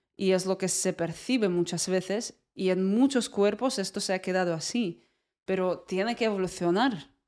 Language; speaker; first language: Spanish; non-native, fluent; Russian